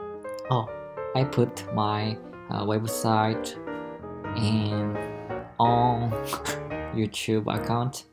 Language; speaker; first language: English; non-native, learner; Japanese